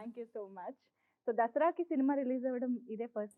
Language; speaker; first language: Telugu; native; Telugu